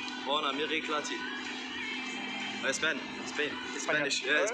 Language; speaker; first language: French; non-native, local second language; Arabic